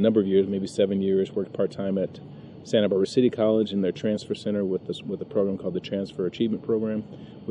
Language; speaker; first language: English; native; English